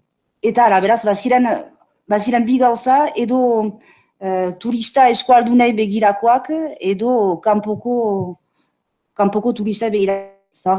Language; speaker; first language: Basque; native; Basque